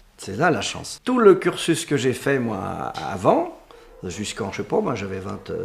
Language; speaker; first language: French; early bilingual, other home language; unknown